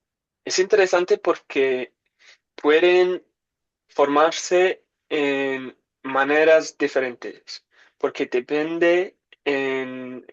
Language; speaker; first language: Spanish; non-native, learner; English